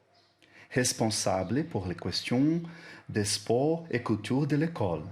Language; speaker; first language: French; non-native, learner; Portuguese